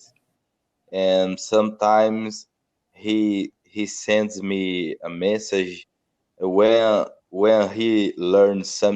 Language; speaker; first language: English; non-native, learner; Portuguese